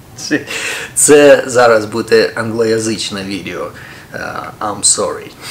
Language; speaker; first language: Ukrainian; non-native, local second language; Russian